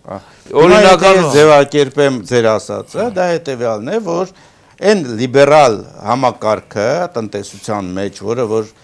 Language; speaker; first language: Armenian; native; Armenian